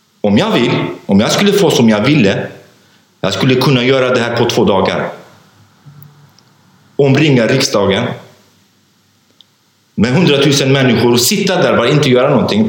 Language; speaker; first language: Swedish; non-native, fluent; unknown